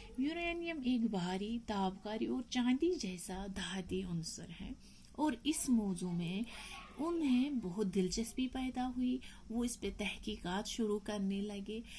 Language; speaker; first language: Urdu; non-native, local second language; Kashmiri